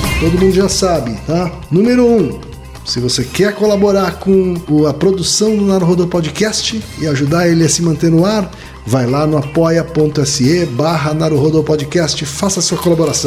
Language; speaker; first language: Portuguese; native; Portuguese